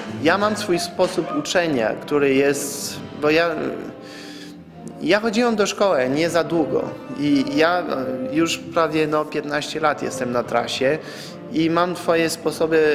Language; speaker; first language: Polish; non-native, fluent; French